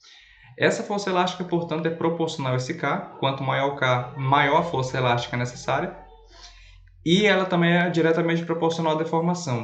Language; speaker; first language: Portuguese; native; Portuguese